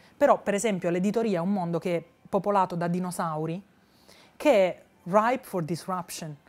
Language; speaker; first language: Italian; native; Italian